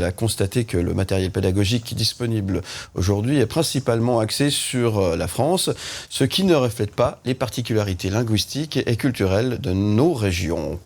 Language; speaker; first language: French; native; French